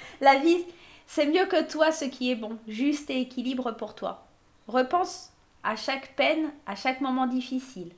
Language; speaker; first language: French; native; French